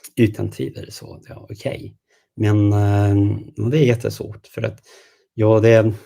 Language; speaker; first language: Swedish; non-native, fluent; English